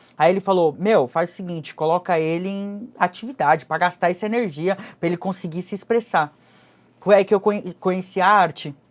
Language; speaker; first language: Portuguese; early bilingual, other home language; Japanese